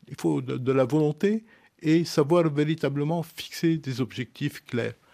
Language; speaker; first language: French; non-native, local second language; Arabic